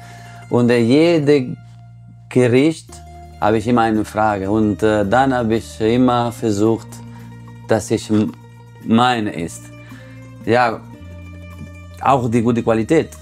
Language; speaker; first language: German; non-native, fluent; Italian